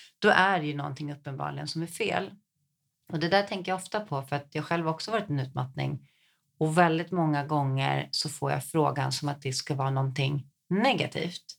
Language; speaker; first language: Swedish; native; Swedish